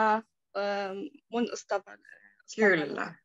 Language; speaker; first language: Finnish; non-native, learner; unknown